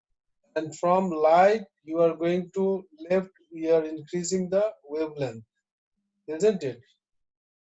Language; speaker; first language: English; non-native, local second language; Bangla